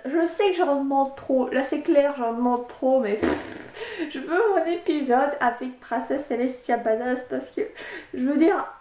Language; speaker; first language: French; native; French